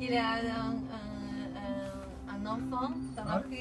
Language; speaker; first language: French; non-native, learner; Chinese